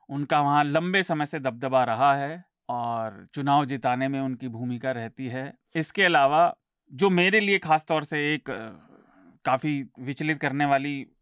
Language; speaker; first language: Hindi; native; Hindi